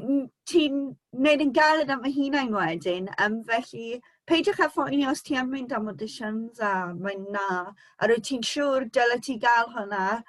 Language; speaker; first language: Welsh; non-native, local second language; English